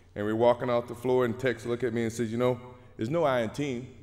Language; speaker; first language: English; native; English